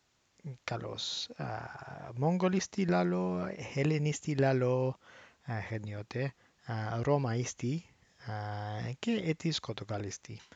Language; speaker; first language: Greek; non-native, learner; English